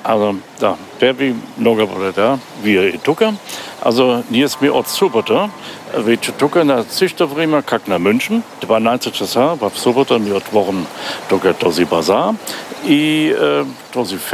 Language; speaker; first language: Bulgarian; non-native, learner; German